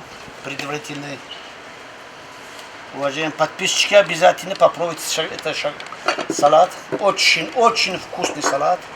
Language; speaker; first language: Russian; non-native, local second language; Tajik